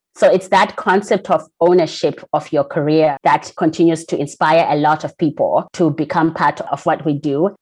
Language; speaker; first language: English; non-native, local second language; Shona